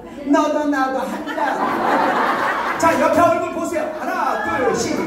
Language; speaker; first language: Korean; native; Korean